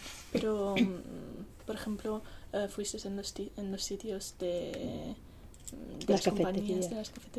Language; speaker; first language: Spanish; non-native, learner; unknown